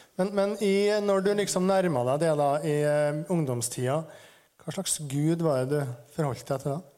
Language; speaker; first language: Norwegian; native; Norwegian